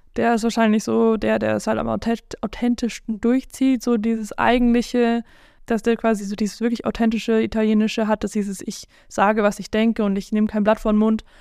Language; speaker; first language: German; non-native, fluent; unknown